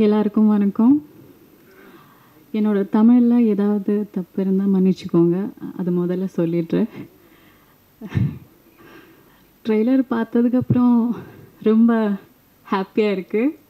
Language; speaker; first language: Tamil; non-native, fluent; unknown